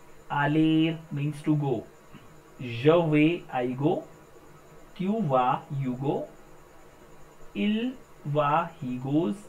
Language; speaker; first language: English; non-native, local second language; Hindi